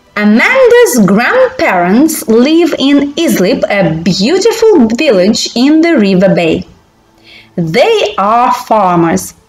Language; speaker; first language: English; non-native, fluent; Romanian